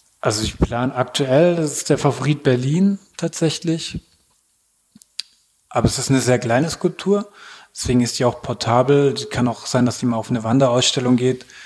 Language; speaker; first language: German; native; German